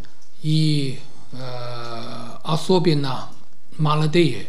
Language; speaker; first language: Russian; non-native, learner; Chinese